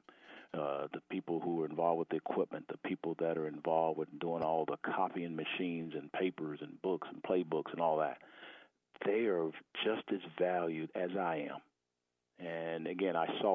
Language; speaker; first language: English; native; English